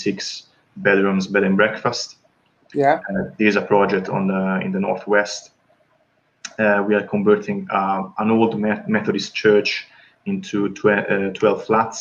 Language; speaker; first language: English; non-native, fluent; Italian